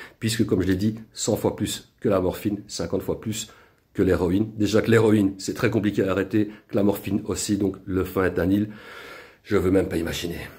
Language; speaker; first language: French; native; French